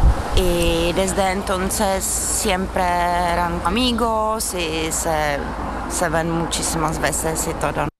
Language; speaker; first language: Spanish; non-native, learner; Czech